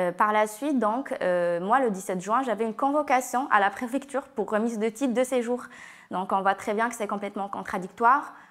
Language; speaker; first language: French; non-native, local second language; Arabic